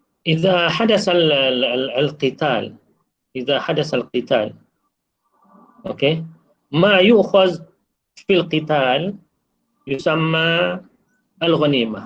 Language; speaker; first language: Arabic; non-native, fluent; Malay